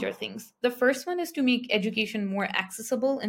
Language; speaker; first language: English; non-native, local second language; Nepali